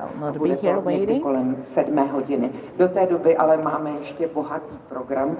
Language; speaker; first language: Czech; native; Czech